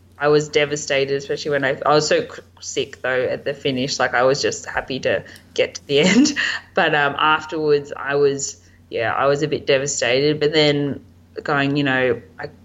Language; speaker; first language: English; native; English